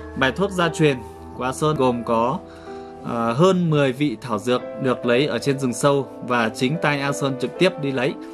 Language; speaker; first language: Vietnamese; non-native, local second language; Iu Mien